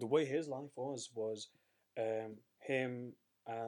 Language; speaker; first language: English; native; English